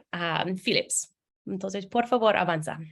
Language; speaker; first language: Spanish; non-native, fluent; English